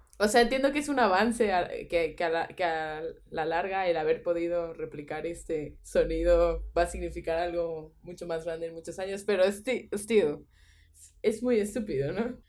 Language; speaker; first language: Spanish; native; Spanish